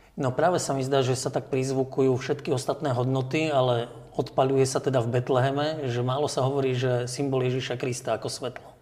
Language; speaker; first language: Slovak; native; Slovak